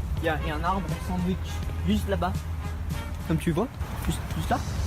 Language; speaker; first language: French; non-native, learner; English